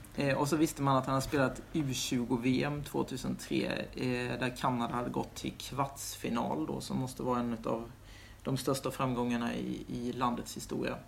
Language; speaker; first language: Swedish; native; Swedish